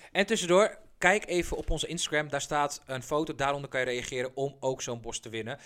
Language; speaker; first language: Dutch; early bilingual, other home language; Persian